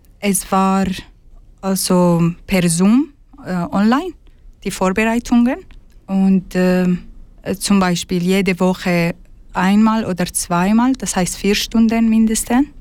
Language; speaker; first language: German; non-native, fluent; Arabic